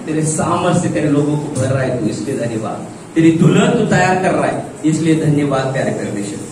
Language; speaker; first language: Hindi; non-native, local second language; Marathi